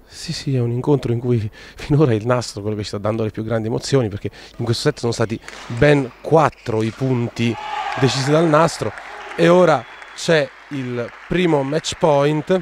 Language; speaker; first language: Italian; native; Italian